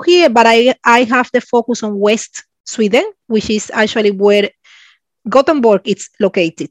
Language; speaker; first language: English; non-native, fluent; Spanish